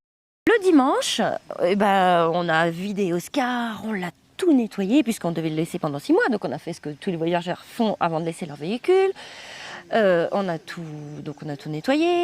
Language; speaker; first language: French; native; French